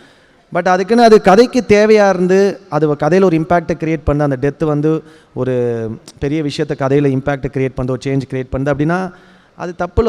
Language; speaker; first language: Tamil; native; Tamil